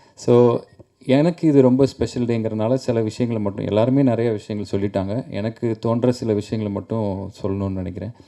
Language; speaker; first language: Tamil; native; Tamil